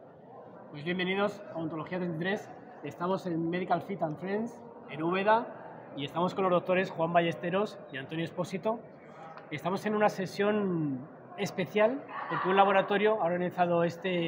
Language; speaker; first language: Spanish; native; Spanish